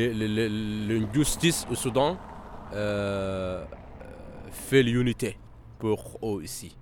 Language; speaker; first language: French; non-native, fluent; Arabic